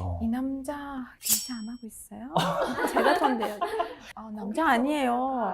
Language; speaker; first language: Korean; non-native, learner; Persian